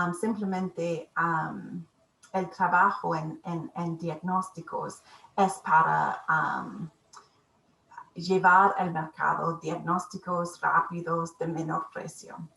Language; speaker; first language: Spanish; non-native, learner; English